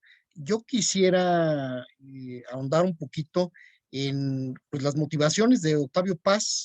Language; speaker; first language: Spanish; native; Spanish